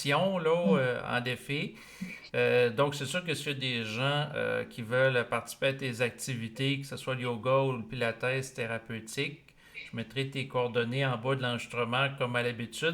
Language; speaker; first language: French; native; French